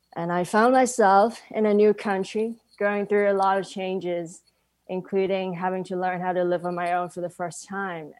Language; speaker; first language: English; non-native, local second language; Cantonese